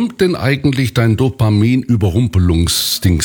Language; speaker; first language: German; native; German